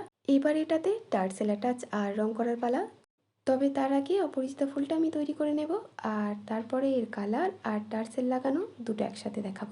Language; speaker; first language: Bangla; native; Bangla